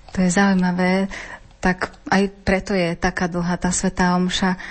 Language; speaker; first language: Slovak; native; Slovak